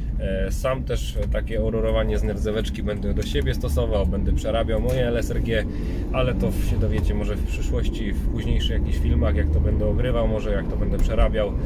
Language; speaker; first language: Polish; native; Polish